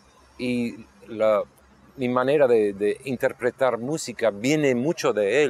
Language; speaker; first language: Spanish; non-native, local second language; English